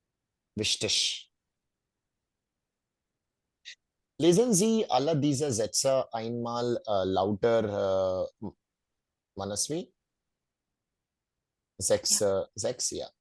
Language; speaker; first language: German; non-native, fluent; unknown